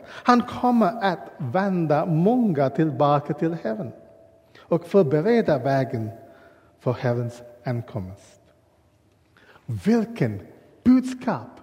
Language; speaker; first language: Swedish; non-native, learner; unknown